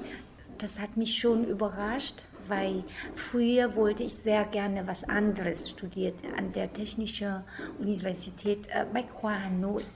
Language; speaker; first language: German; non-native, fluent; Vietnamese